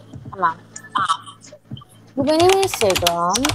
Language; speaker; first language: Turkish; non-native, learner; Indonesian